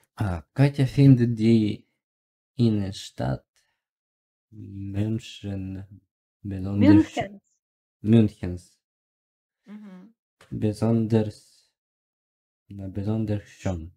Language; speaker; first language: German; non-native, learner; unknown